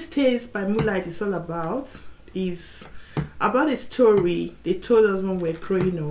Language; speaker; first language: English; non-native, local second language; Bini